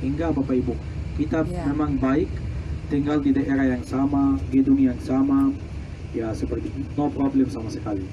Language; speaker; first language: Indonesian; non-native, fluent; Arabic